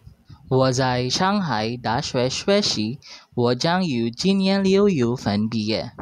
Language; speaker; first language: Chinese; non-native, learner; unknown